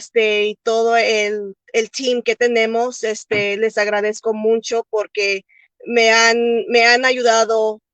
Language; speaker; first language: Spanish; early bilingual, heritage; Spanish